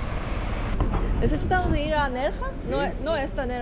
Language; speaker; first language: Spanish; non-native, learner; Korean